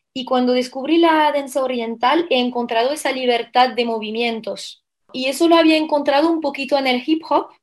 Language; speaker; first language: Spanish; non-native, fluent; French